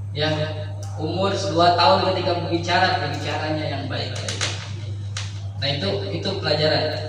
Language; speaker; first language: Indonesian; native; Indonesian